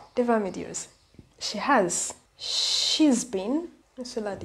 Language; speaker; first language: Turkish; non-native, fluent; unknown